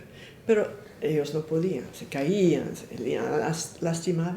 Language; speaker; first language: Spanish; non-native, fluent; English